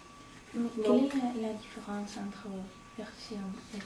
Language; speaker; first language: French; non-native, learner; Spanish